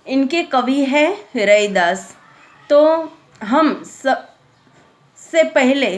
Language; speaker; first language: Hindi; non-native, local second language; Gujarati